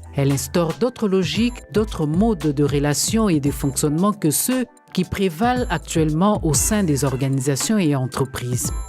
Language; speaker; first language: French; non-native, local second language; Lingala